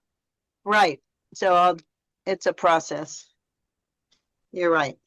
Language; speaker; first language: English; native; English